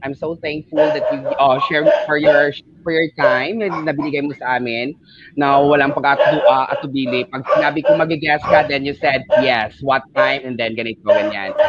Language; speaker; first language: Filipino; non-native, local second language; Hiligaynon